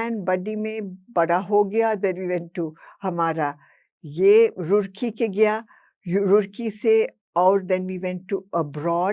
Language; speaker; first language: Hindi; non-native, local second language; English